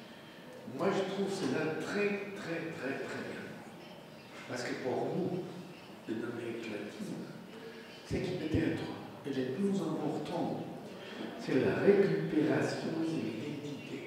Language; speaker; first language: French; non-native, fluent; Spanish